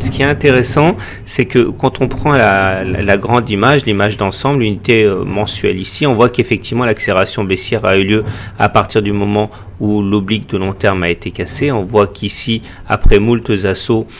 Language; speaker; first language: French; native; French